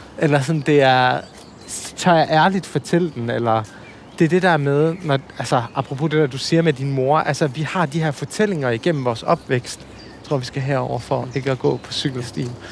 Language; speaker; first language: Danish; early bilingual, other home language; Assyrian Neo-Aramaic